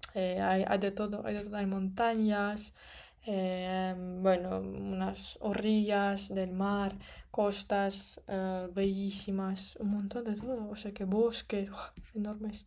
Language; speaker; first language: Spanish; non-native, fluent; Russian